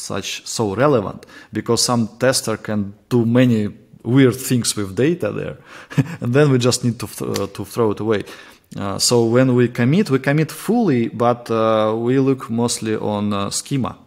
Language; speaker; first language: English; non-native, fluent; Russian